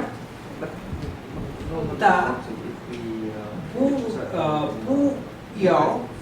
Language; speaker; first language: Chinese; non-native, learner; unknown